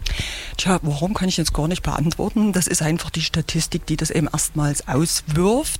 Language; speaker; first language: German; native; German